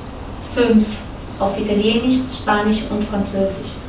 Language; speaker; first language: German; non-native, fluent; Italian